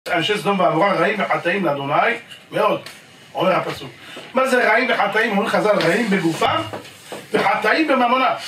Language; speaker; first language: Hebrew; native; Hebrew